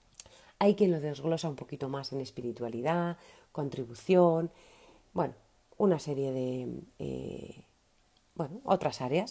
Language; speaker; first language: Spanish; native; Spanish